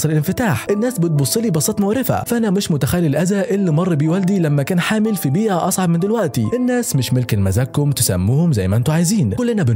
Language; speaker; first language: Arabic; native; Arabic